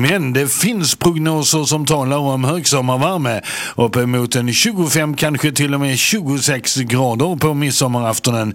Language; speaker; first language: Swedish; native; Swedish